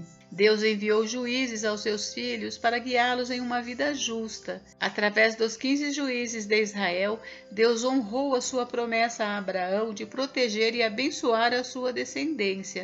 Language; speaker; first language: Portuguese; native; Portuguese